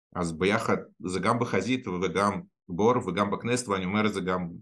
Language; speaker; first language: Hebrew; non-native, fluent; Russian